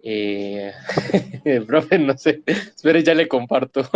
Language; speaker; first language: Spanish; native; Spanish